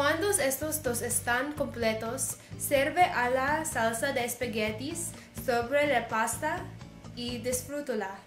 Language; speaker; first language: Spanish; non-native, learner; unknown